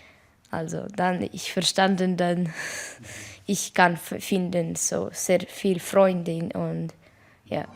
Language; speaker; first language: German; non-native, learner; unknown